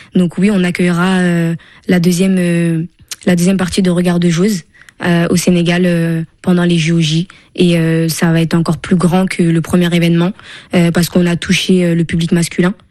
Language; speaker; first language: French; native; French